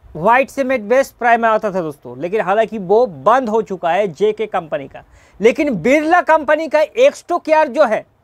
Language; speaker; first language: Hindi; native; Hindi